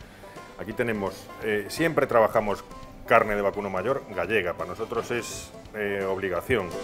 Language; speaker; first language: Spanish; native; Spanish